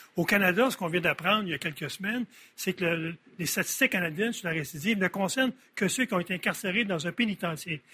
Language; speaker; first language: French; native; French